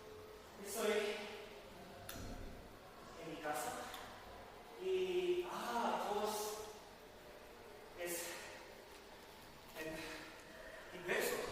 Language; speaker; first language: Spanish; non-native, learner; Japanese